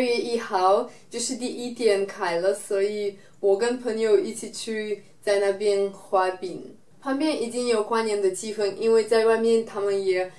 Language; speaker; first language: Chinese; non-native, fluent; Russian